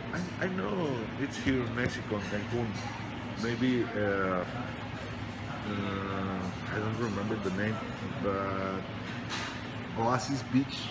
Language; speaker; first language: English; non-native, learner; Spanish